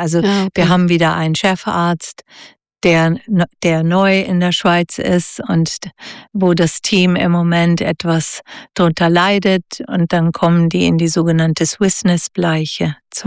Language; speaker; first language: German; native; German